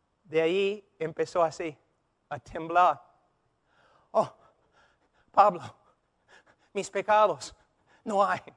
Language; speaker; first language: Spanish; non-native, fluent; English